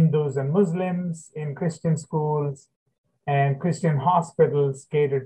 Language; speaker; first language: English; non-native, local second language; Telugu